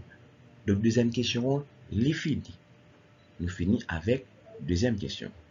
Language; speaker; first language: French; non-native, local second language; Haitian Creole